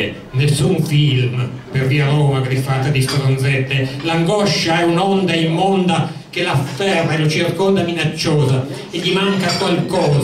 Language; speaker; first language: Italian; native; Italian